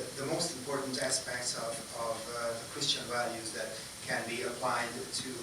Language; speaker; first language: English; non-native, fluent; Hungarian